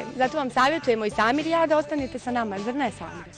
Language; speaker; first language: Bosnian; native; Bosnian